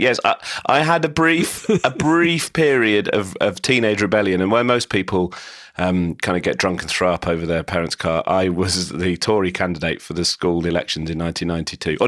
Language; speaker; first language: English; native; English